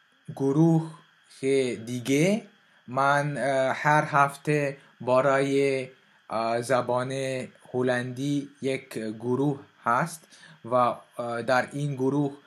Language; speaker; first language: Persian; non-native, learner; French